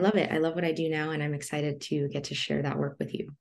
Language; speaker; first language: English; early bilingual, other home language; Spanish